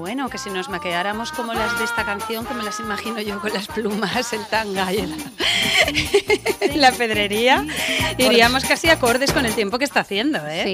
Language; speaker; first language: Spanish; native; Spanish